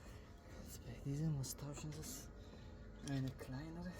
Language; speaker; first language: German; non-native, learner; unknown